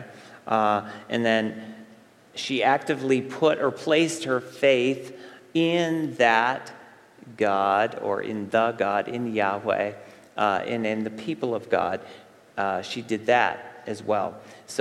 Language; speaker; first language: English; native; English